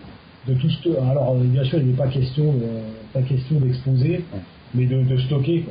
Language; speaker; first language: French; native; French